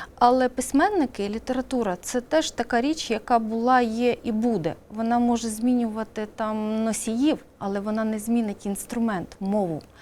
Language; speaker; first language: Ukrainian; native; Ukrainian